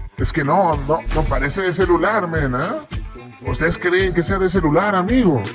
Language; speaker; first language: Spanish; native; Spanish